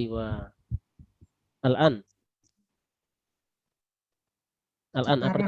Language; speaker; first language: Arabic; non-native, fluent; Indonesian